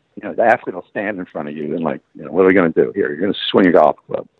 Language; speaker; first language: English; native; English